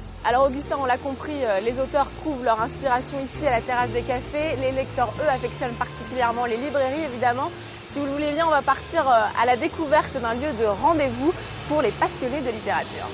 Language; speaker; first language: French; native; French